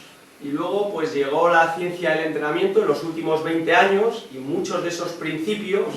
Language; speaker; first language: Spanish; native; Spanish